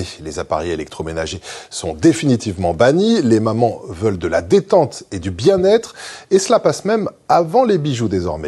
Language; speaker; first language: French; native; French